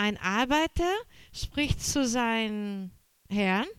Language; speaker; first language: German; non-native, learner; Portuguese